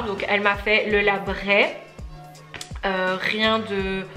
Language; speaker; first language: French; native; French